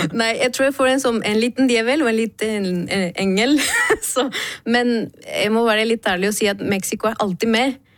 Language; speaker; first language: Norwegian; non-native, fluent; Spanish